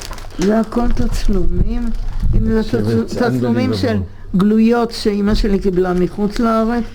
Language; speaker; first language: Hebrew; early bilingual, other home language; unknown